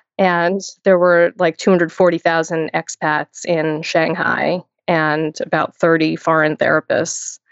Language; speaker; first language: English; native; English